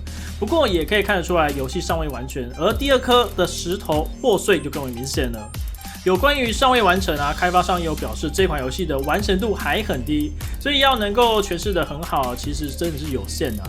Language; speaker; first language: Chinese; native; Chinese